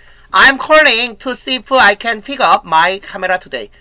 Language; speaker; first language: English; non-native, fluent; Korean